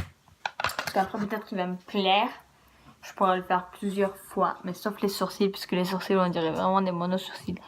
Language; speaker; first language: French; native; French